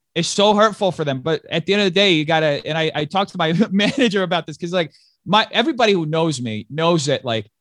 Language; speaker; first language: English; early bilingual, other home language; Portuguese